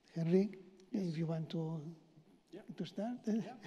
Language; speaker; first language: English; non-native, learner; Catalan